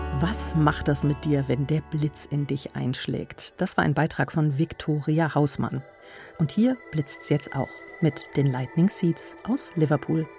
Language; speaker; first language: German; native; German